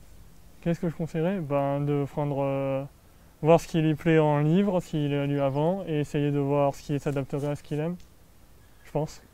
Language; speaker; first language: French; native; French